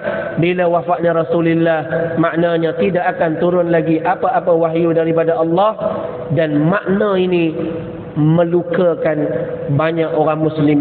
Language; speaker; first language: Malay; native; Malay